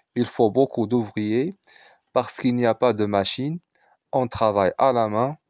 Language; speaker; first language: French; non-native, local second language; Arabic